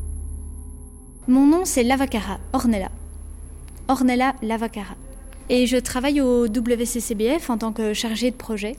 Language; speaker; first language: French; native; French